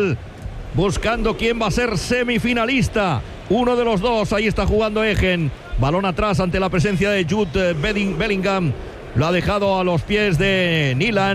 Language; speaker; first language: Spanish; native; Spanish